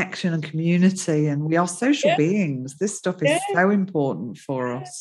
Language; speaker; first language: English; native; English